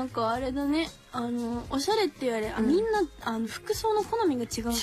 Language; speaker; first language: Japanese; native; Japanese